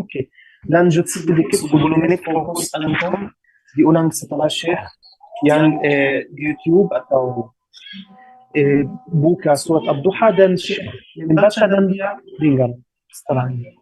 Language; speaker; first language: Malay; non-native, learner; Arabic